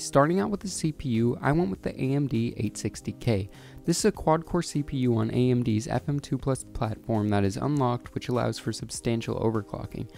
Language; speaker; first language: English; native; English